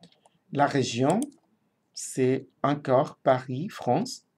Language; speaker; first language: French; non-native, fluent; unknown